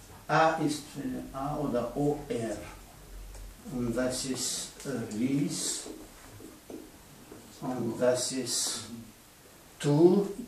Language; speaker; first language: German; non-native, fluent; Pashto